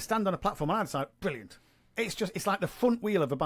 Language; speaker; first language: English; native; English